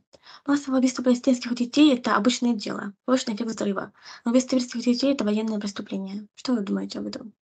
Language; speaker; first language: Russian; native; Russian